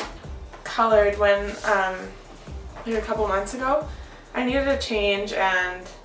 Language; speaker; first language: English; native; English